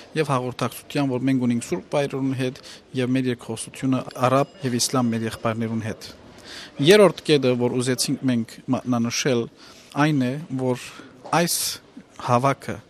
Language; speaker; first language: Armenian; native; Armenian